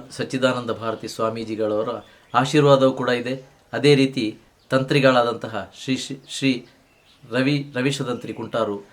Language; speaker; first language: Kannada; native; Kannada